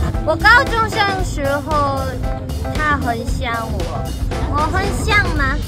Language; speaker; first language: Chinese; non-native, learner; Korean